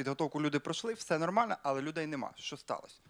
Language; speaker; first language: Russian; native; Russian